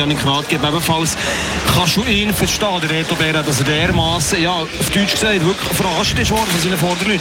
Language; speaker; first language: German; native; German